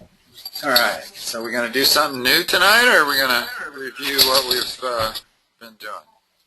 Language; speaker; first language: English; native; English